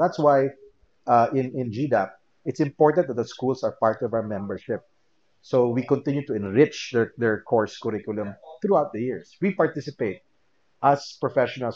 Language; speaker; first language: English; non-native, local second language; Filipino